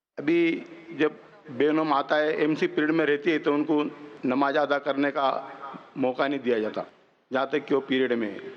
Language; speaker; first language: Urdu; non-native, local second language; Gujarati